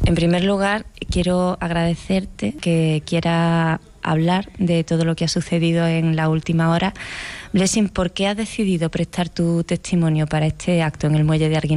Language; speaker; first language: Spanish; native; Spanish